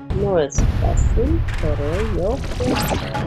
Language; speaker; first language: Spanish; non-native, learner; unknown